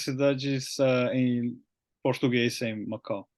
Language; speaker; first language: Portuguese; non-native, learner; Finnish